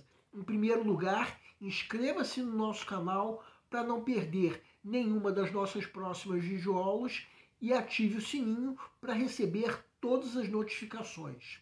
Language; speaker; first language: Portuguese; native; Portuguese